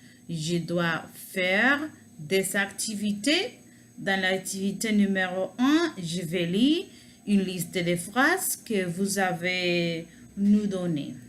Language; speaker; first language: French; non-native, learner; Spanish